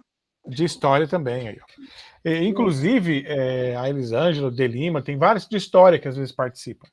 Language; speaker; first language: Portuguese; native; Portuguese